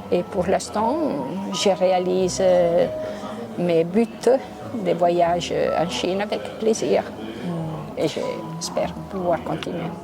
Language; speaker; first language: French; non-native, local second language; Italian